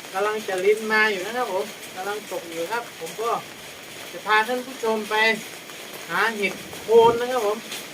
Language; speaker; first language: Thai; native; Thai